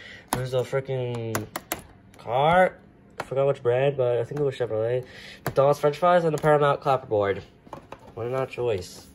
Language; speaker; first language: English; native; English